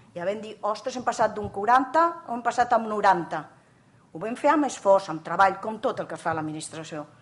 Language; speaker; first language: Catalan; native; Catalan